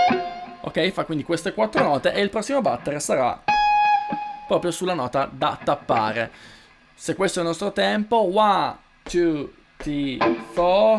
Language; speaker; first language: Italian; native; Italian